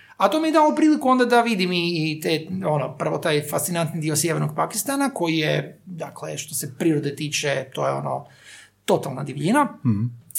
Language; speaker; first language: Croatian; native; Croatian